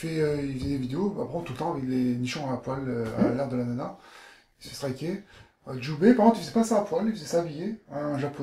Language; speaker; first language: French; native; French